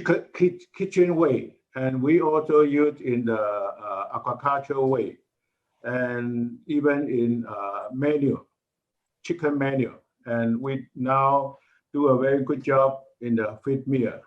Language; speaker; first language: English; non-native, learner; Chinese